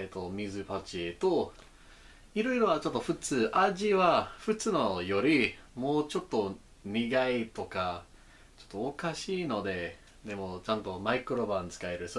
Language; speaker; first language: Japanese; non-native, learner; English